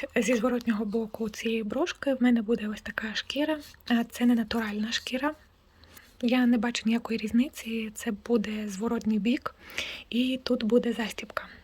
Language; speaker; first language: Ukrainian; non-native, local second language; Russian